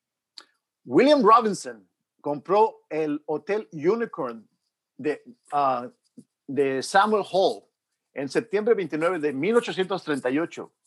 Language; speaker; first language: Spanish; early bilingual, heritage; Spanish